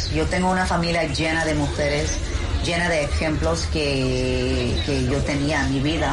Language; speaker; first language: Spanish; non-native, learner; English